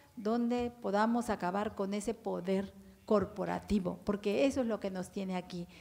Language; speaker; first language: Spanish; native; Spanish